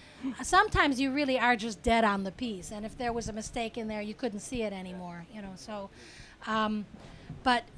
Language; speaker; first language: English; native; English